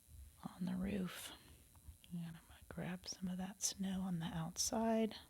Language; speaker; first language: English; native; English